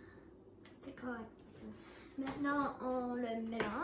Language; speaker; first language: French; non-native, local second language; English